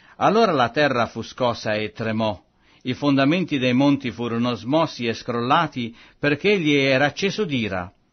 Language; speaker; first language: Italian; non-native, fluent; French